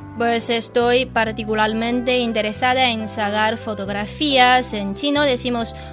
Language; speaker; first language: Spanish; non-native, fluent; Chinese